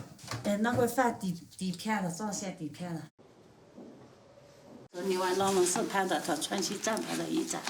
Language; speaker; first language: Chinese; non-native, local second language; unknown